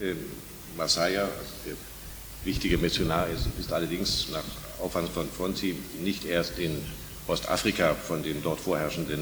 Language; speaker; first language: German; native; German